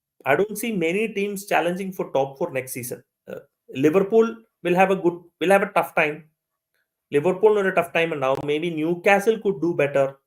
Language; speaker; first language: English; non-native, local second language; Malayalam